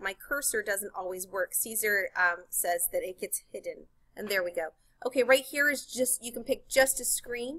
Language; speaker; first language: English; native; English